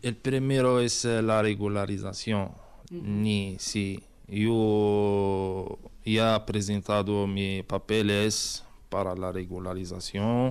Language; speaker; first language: Spanish; non-native, learner; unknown